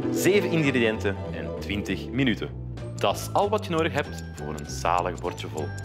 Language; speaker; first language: Dutch; native; Dutch